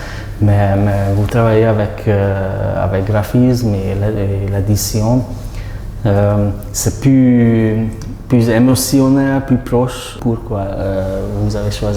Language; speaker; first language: French; non-native, learner; Hungarian